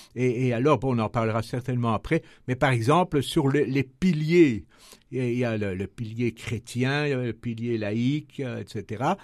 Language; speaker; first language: French; native; French